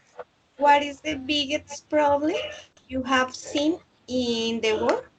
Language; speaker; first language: English; non-native, learner; Spanish